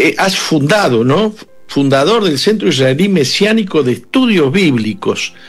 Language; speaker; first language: Spanish; native; Spanish